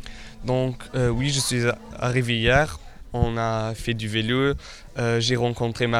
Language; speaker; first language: French; non-native, local second language; Luxembourgish